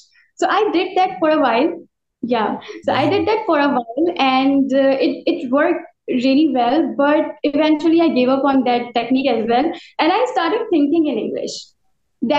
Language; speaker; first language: English; non-native, local second language; Urdu